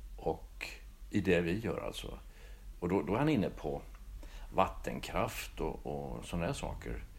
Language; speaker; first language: Swedish; native; Swedish